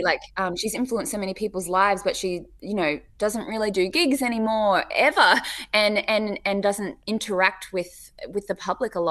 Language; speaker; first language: English; native; English